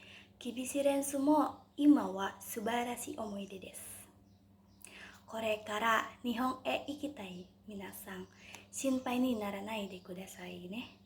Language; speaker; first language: Japanese; non-native, learner; Indonesian